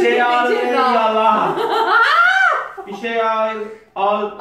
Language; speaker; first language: Turkish; non-native, learner; Azerbaijani